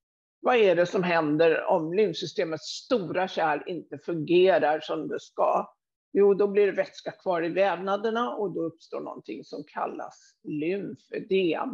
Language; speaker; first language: Swedish; native; Swedish